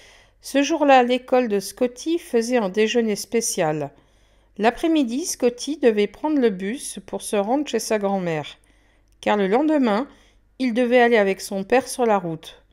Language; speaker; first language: French; native; French